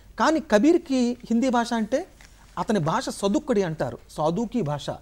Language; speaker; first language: Telugu; native; Telugu